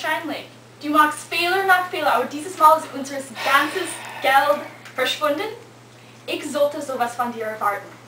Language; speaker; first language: German; non-native, learner; English